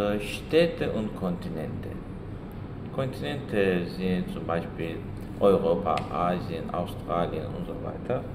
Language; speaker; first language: German; non-native, fluent; Azerbaijani